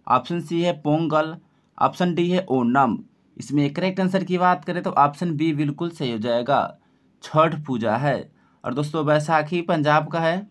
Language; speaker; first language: Hindi; native; Hindi